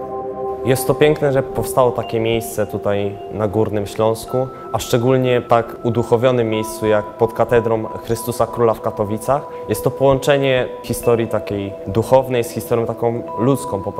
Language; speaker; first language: Polish; native; Polish